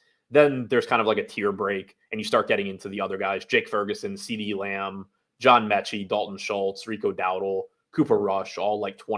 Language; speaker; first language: English; native; English